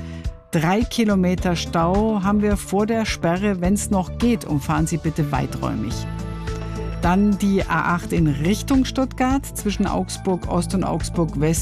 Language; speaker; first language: German; native; German